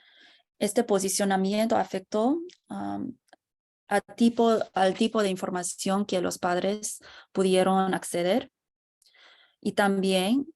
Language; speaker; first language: Spanish; non-native, fluent; English